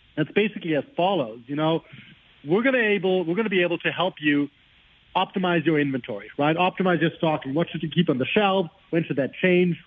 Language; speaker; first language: English; non-native, fluent; German